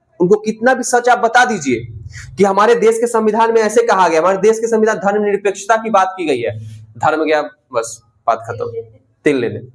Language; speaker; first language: Hindi; native; Hindi